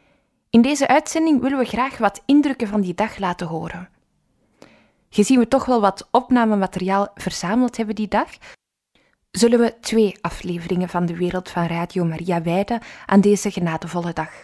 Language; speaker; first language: Dutch; native; Dutch